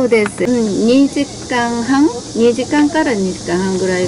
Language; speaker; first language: Japanese; non-native, fluent; Korean